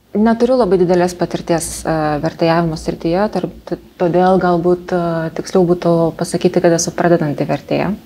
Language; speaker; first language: Lithuanian; early bilingual, other home language; Armenian